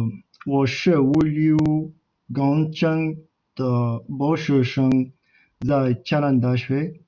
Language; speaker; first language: Chinese; non-native, fluent; Arabic